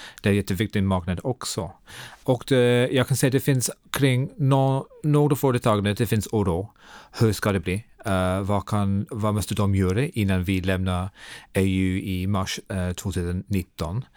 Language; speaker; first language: Swedish; non-native, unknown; English